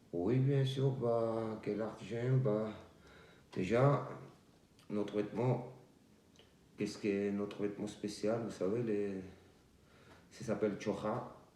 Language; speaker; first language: French; non-native, fluent; Georgian